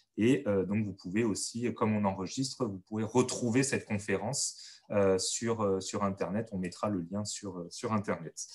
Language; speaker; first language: French; native; French